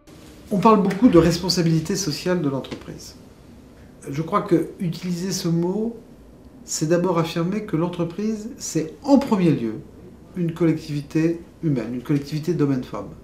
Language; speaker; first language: French; native; French